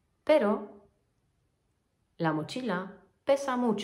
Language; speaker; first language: Spanish; non-native, fluent; Polish